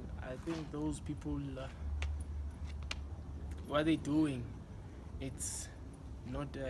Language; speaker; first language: English; non-native, local second language; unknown